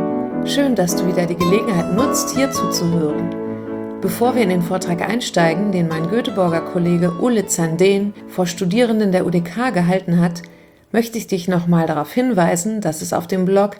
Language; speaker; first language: German; native; German